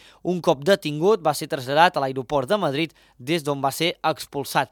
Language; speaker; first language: Catalan; native; Catalan